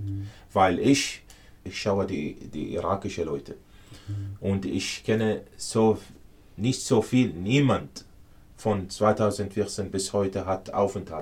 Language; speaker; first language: German; non-native, learner; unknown